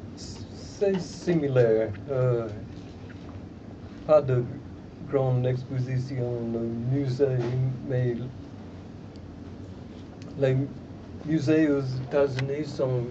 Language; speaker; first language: French; non-native, fluent; English